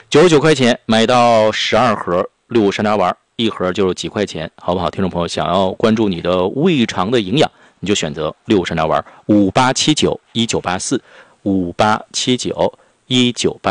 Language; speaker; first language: Chinese; native; Chinese